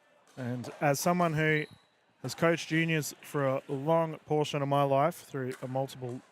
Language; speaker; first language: English; native; English